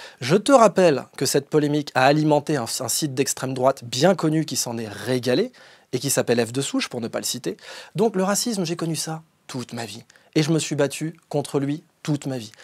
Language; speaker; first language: French; native; French